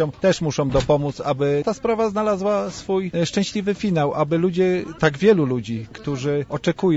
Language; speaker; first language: Polish; native; Polish